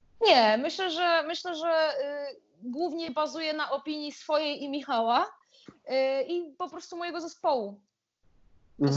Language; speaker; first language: Polish; native; Polish